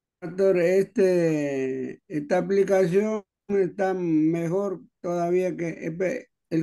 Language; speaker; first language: Spanish; native; Spanish